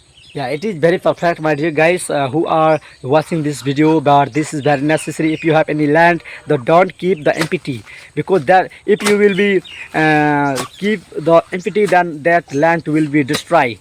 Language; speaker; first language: English; non-native, learner; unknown